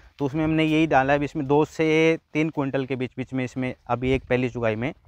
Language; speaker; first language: Hindi; non-native, local second language; Punjabi